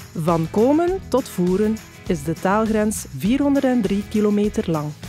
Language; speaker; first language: French; non-native, fluent; Dutch